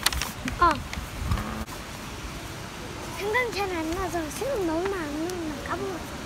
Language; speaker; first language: Korean; early bilingual, heritage; Korean